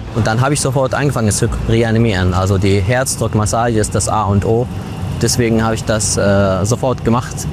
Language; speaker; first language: German; non-native, fluent; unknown